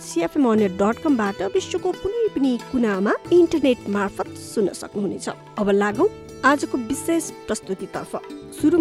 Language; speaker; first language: Nepali; native; Nepali